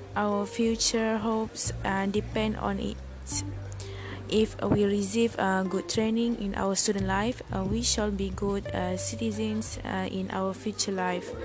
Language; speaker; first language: English; non-native, learner; Malay